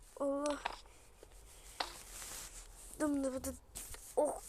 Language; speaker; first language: Turkish; native; Turkish